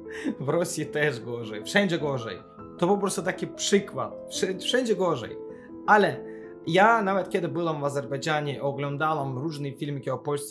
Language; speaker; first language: Polish; non-native, fluent; Azerbaijani